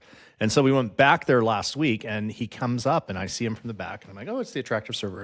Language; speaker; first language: English; native; English